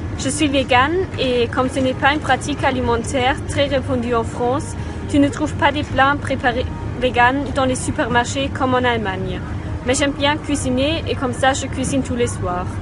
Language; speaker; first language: French; non-native, fluent; German